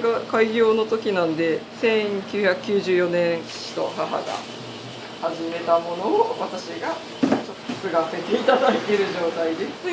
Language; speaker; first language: Japanese; native; Japanese